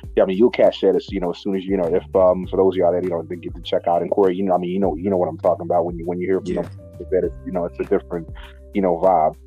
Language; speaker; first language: English; non-native, local second language; Shona